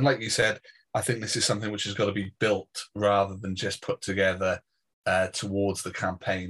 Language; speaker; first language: English; native; English